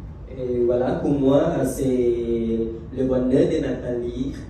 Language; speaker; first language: French; non-native, fluent; Thai